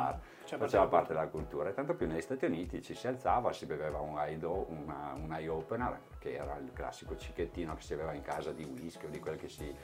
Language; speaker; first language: Italian; native; Italian